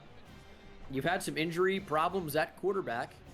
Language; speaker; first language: English; native; English